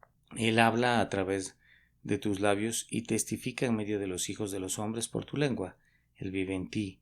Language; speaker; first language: Spanish; native; Spanish